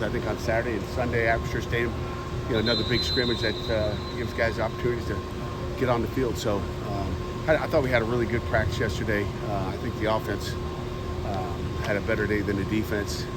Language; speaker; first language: English; native; English